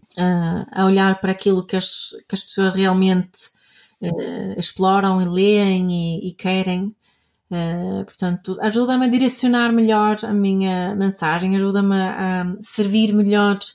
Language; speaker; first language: Portuguese; non-native, fluent; Swedish